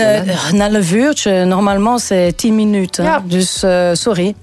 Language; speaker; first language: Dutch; non-native, local second language; French